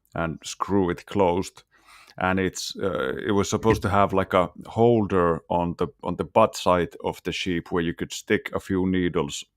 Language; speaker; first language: English; non-native, fluent; Finnish